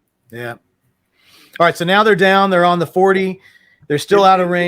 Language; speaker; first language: English; native; English